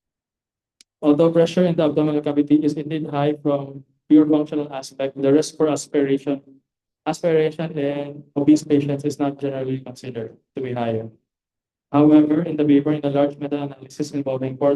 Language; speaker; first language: English; non-native, local second language; Filipino